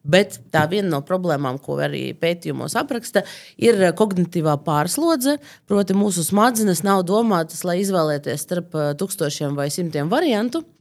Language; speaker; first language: Latvian; non-native, local second language; Russian